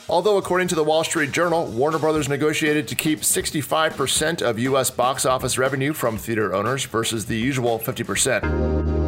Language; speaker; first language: English; native; English